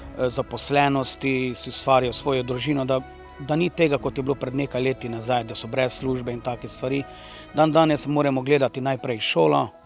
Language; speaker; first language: Slovenian; non-native, local second language; Romany